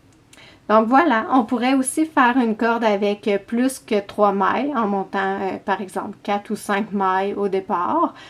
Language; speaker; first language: French; native; French